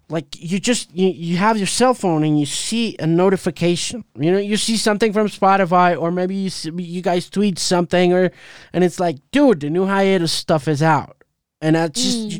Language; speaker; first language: English; non-native, fluent; Spanish